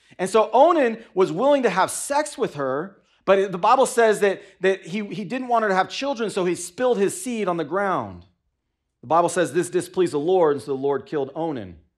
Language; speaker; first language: English; native; English